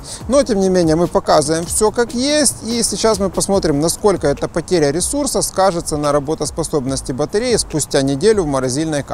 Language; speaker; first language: Russian; native; Russian